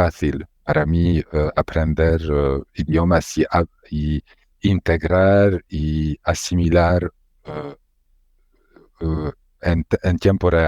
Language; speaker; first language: Spanish; non-native, learner; Hungarian